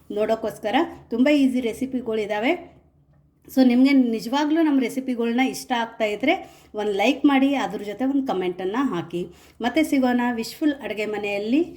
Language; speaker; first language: Kannada; non-native, local second language; Marathi